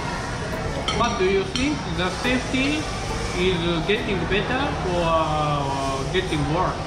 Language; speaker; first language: English; non-native, learner; Japanese